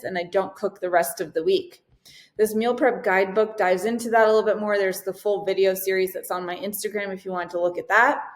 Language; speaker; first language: English; native; English